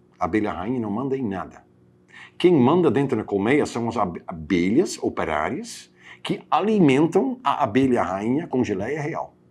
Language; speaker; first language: Portuguese; non-native, fluent; Dutch